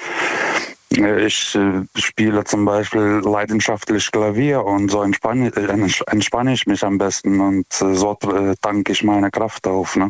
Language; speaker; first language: German; non-native, fluent; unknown